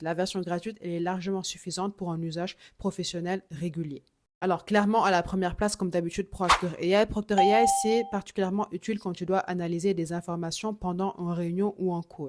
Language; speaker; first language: French; native; French